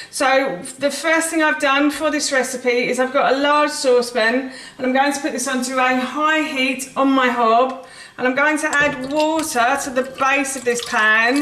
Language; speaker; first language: English; native; English